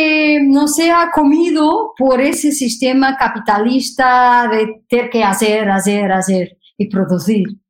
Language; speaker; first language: Spanish; non-native, fluent; Portuguese